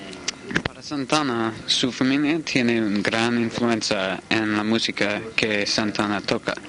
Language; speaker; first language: Spanish; non-native, learner; English